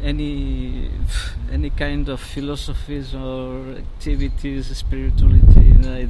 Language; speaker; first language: English; non-native, learner; Spanish